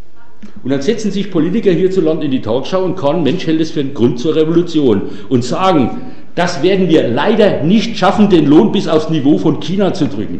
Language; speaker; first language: German; native; German